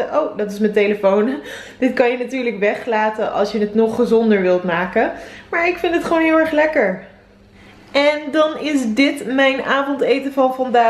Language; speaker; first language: Dutch; native; Dutch